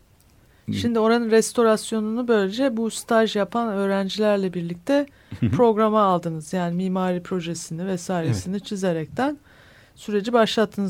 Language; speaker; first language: Turkish; native; Turkish